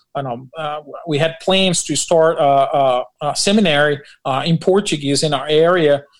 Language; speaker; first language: English; non-native, fluent; Portuguese